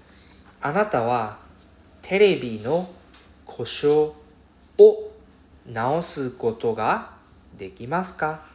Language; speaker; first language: Japanese; non-native, fluent; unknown